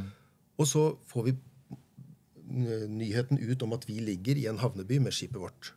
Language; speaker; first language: Norwegian; native; Norwegian